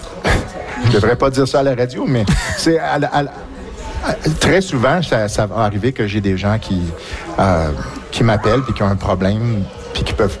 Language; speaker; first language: French; native; French